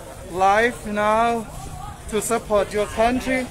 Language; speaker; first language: English; non-native, learner; Thai